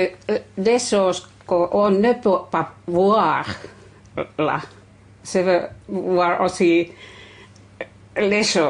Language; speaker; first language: French; non-native, learner; Finnish